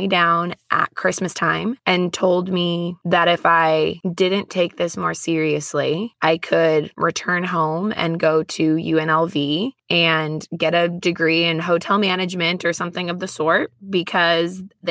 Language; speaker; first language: English; native; English